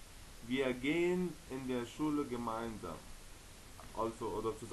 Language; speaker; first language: German; non-native, fluent; Arabic